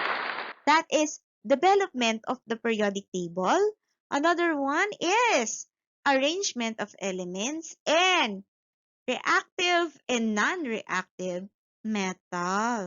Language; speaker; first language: English; non-native, local second language; Filipino